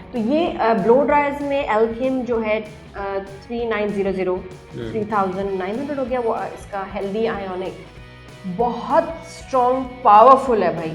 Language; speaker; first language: Urdu; native; Urdu